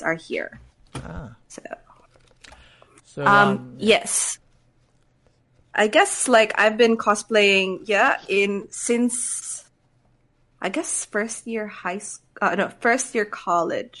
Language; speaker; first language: English; non-native, local second language; Cebuano